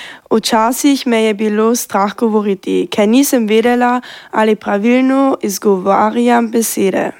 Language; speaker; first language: Slovenian; non-native, learner; German